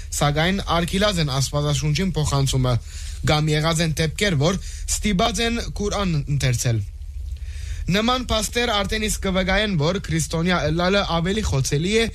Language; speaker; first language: Armenian; early bilingual, heritage; Armenian